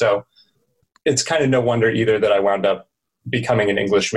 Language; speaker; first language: English; native; English